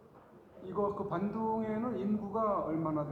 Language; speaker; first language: Korean; native; Korean